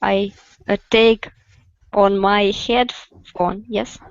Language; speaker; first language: English; non-native, learner; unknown